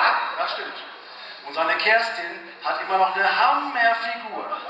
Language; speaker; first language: German; native; German